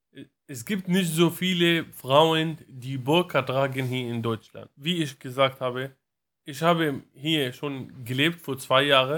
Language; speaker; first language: German; non-native, learner; Arabic